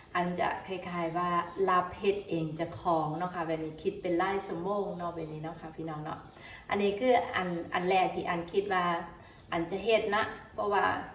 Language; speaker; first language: Thai; native; Thai